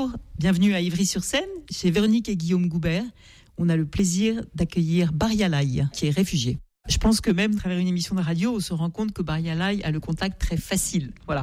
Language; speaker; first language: French; native; French